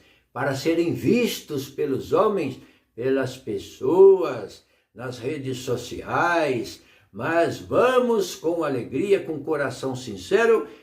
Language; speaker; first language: Portuguese; native; Portuguese